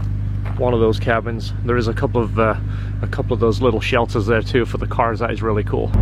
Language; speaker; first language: English; native; English